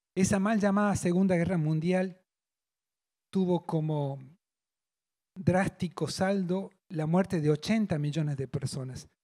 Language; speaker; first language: Spanish; native; Spanish